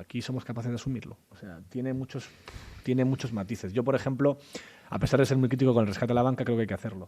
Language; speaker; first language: Spanish; native; Spanish